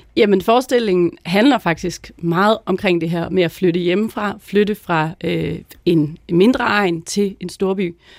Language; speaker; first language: Danish; native; Danish